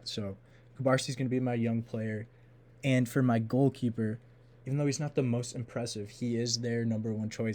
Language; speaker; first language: English; native; English